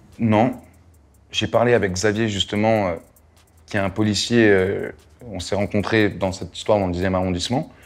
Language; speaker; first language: French; native; French